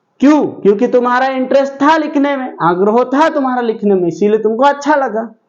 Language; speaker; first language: Hindi; non-native, local second language; Bangla